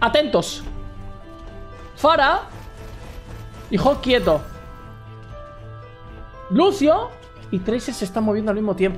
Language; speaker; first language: Spanish; native; Spanish